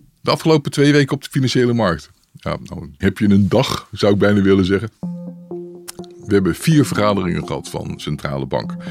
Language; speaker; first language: Dutch; native; Dutch